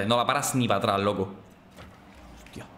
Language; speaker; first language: Spanish; native; Spanish